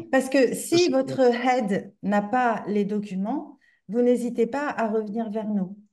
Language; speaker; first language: French; native; French